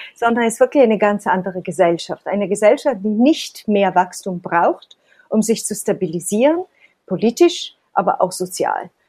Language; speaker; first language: German; non-native, fluent; Italian